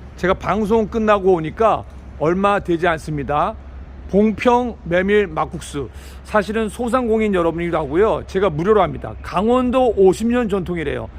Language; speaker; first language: Korean; native; Korean